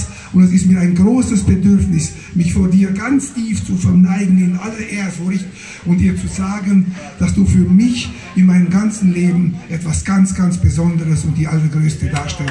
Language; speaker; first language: German; native; German